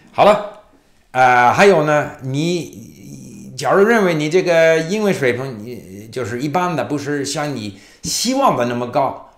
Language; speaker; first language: Chinese; non-native, fluent; English